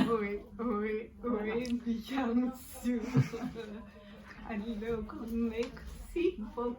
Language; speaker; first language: French; non-native, learner; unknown